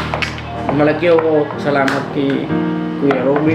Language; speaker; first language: Filipino; non-native, learner; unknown